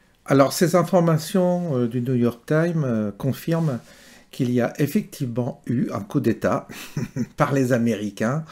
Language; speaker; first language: French; native; French